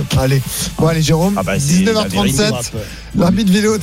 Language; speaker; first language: French; native; French